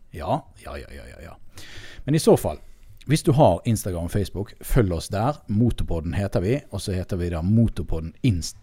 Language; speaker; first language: Norwegian; native; Norwegian